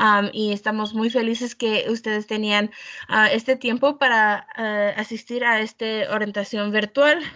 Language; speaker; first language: Spanish; early bilingual, heritage; Spanish